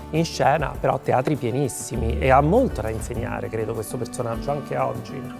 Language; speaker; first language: Italian; native; Italian